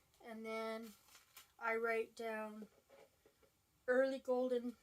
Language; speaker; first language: English; native; English